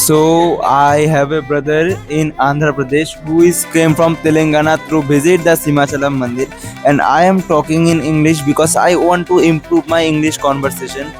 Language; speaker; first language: English; non-native, learner; Bangla